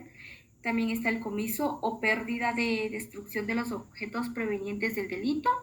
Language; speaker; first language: Spanish; native; Spanish